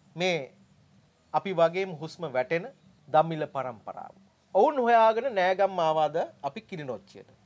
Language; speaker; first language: Sinhala; native; Sinhala